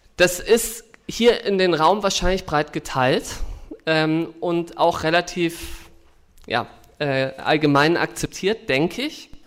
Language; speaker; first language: German; native; German